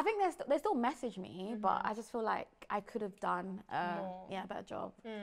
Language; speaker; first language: English; native; English